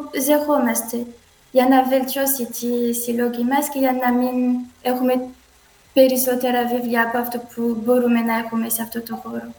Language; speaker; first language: Greek; non-native, learner; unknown